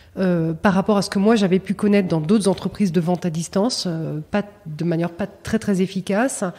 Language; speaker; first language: French; native; French